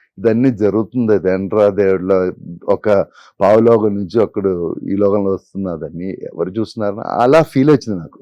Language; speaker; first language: Telugu; non-native, fluent; Malayalam